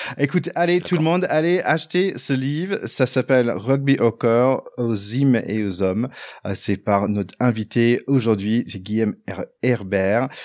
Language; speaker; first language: French; non-native, fluent; English